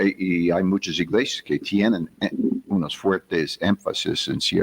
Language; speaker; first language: Spanish; non-native, fluent; English